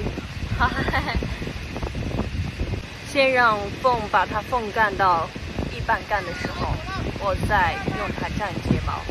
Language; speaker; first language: Chinese; native; Chinese